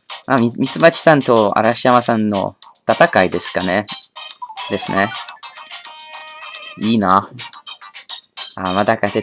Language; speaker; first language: Japanese; non-native, learner; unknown